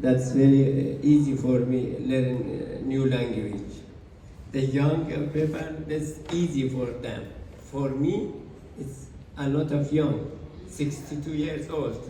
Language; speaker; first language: English; non-native, learner; Persian